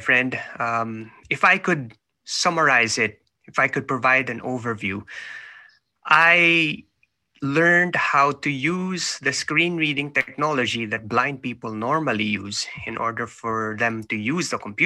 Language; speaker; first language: English; non-native, local second language; Filipino